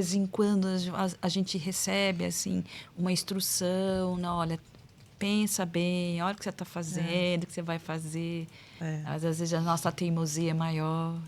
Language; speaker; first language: Portuguese; native; Portuguese